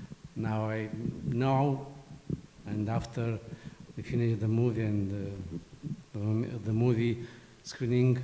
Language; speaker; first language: English; non-native, fluent; Romanian